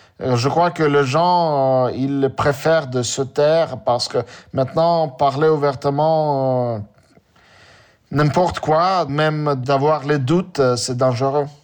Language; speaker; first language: French; non-native, learner; Russian